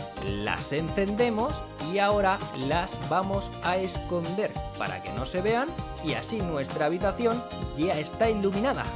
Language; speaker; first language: Spanish; native; Spanish